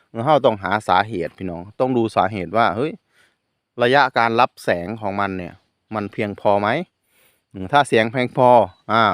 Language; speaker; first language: Thai; non-native, local second language; Northeastern Thai